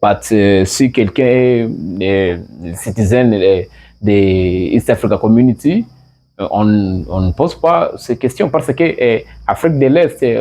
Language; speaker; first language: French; non-native, learner; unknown